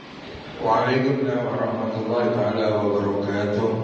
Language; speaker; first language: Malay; non-native, local second language; Javanese